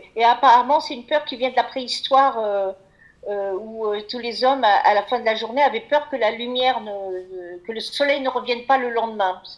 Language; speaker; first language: French; early bilingual, other home language; Kabyle